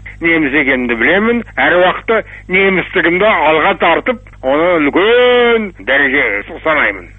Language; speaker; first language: Kazakh; non-native, local second language; German